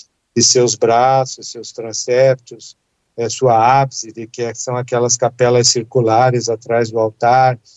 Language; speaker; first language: Portuguese; native; Portuguese